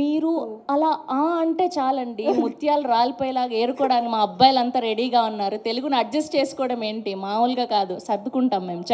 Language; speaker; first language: Telugu; native; Telugu